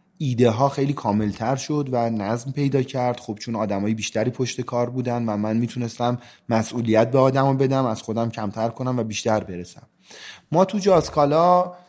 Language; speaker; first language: Persian; native; Persian